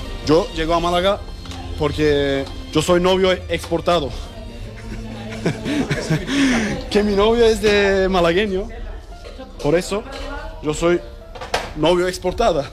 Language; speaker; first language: Spanish; non-native, learner; Turkish